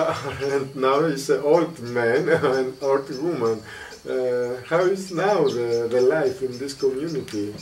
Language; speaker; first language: English; non-native, learner; Greek